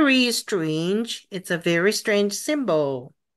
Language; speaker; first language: English; non-native, fluent; Chinese